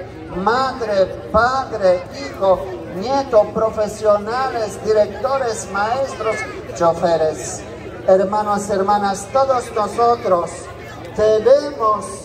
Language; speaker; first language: Spanish; non-native, fluent; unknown